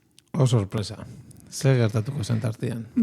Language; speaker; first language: Basque; native; Basque